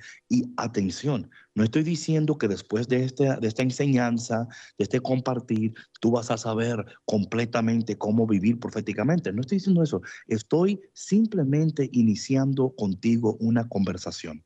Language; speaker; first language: Spanish; native; Spanish